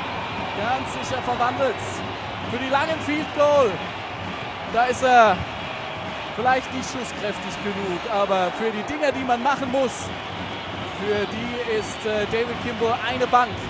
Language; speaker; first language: German; native; German